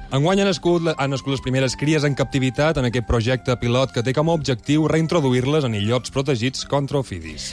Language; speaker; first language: Catalan; native; Catalan